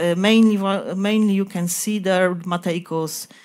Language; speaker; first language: English; non-native, fluent; Polish